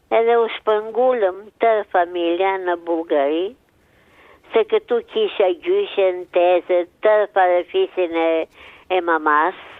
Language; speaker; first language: Albanian; early bilingual, heritage; Albanian